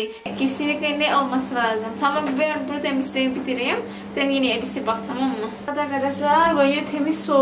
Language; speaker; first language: Turkish; non-native, learner; Indonesian